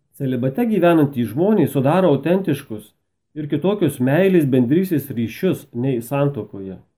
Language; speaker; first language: Lithuanian; native; Lithuanian